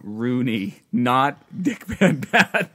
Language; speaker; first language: English; native; English